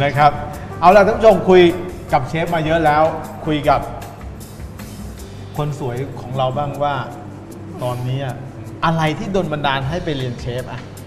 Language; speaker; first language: Thai; native; Thai